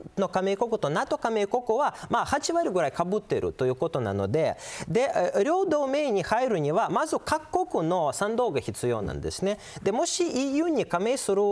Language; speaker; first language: Japanese; non-native, fluent; Ukrainian